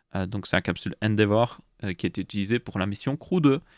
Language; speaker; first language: French; native; French